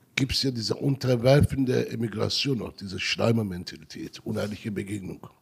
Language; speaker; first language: German; non-native, learner; Turkish